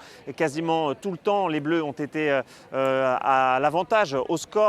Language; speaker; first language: French; native; French